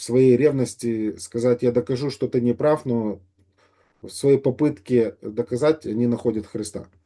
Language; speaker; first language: Russian; native; Russian